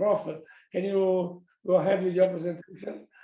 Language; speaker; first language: English; non-native, fluent; Italian